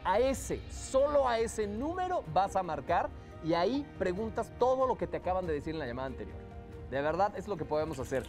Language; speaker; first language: Spanish; native; Spanish